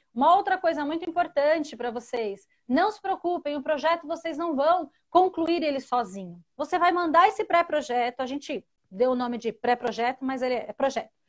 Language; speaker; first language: Portuguese; native; Portuguese